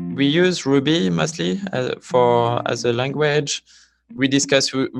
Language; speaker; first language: English; non-native, fluent; French